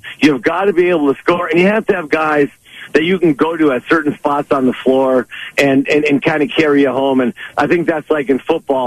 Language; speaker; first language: English; native; English